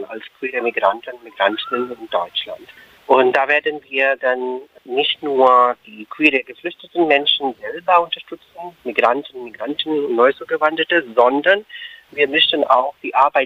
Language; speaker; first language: German; non-native, fluent; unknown